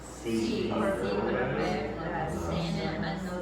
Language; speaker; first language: Spanish; non-native, learner; English